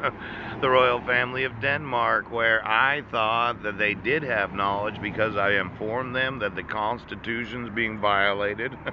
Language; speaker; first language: English; native; English